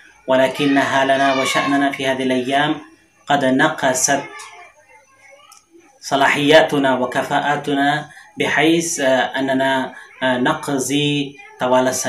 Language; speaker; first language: Arabic; non-native, fluent; Urdu